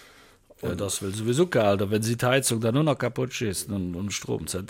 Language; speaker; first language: German; native; German